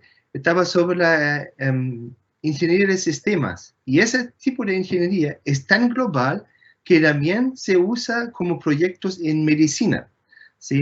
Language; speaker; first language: Spanish; non-native, fluent; German